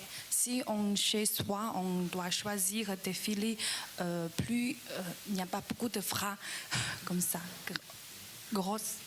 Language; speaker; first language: French; non-native, learner; Chinese